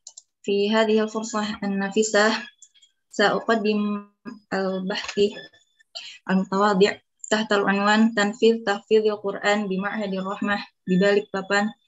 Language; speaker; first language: Arabic; non-native, fluent; Indonesian